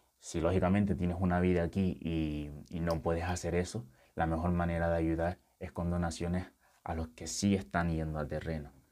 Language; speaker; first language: Spanish; early bilingual, other home language; Wolof